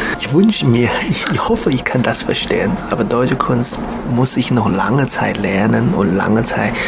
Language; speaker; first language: German; non-native, learner; Chinese